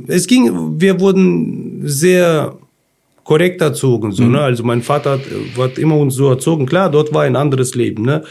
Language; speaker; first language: German; early bilingual, other home language; Russian